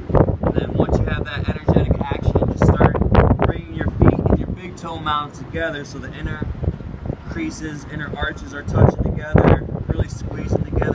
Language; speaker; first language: English; native; English